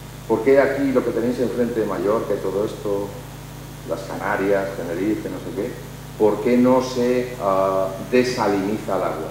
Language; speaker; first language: Spanish; native; Spanish